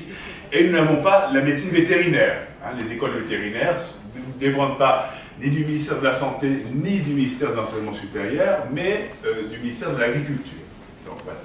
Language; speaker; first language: French; native; French